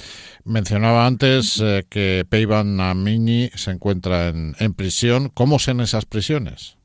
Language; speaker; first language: Spanish; native; Spanish